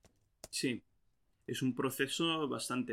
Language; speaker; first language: Spanish; non-native, fluent; English